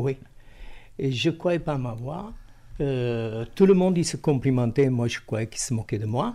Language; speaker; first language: French; non-native, fluent; Italian